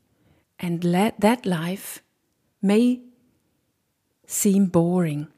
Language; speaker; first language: English; non-native, fluent; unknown